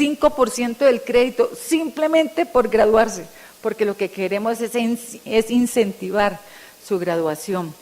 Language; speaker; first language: Spanish; native; Spanish